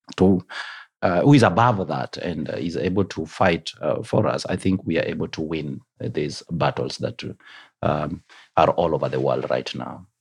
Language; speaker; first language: English; non-native, local second language; Luo (Kenya and Tanzania)